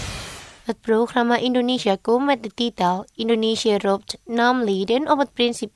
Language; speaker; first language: Dutch; non-native, fluent; Indonesian